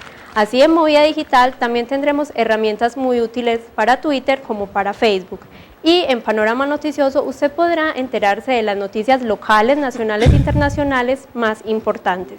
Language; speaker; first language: Spanish; native; Spanish